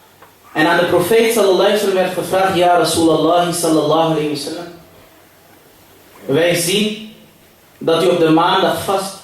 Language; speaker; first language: Dutch; early bilingual, other home language; Urdu